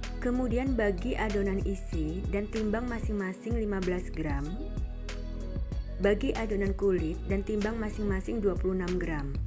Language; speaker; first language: Indonesian; native; Indonesian